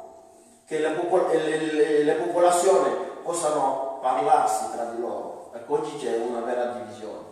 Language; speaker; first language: Italian; non-native, fluent; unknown